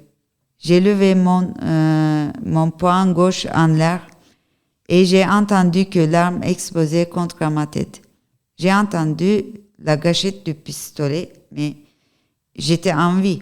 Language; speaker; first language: French; non-native, learner; Turkish